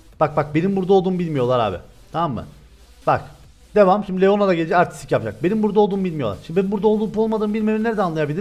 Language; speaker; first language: Turkish; native; Turkish